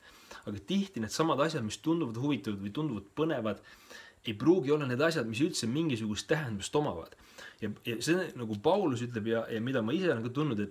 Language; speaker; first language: Estonian; native; Estonian